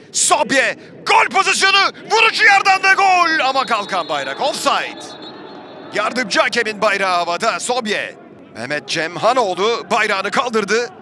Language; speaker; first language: Turkish; native; Turkish